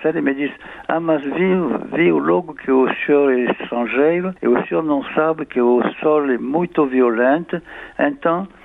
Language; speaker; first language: Portuguese; non-native, fluent; French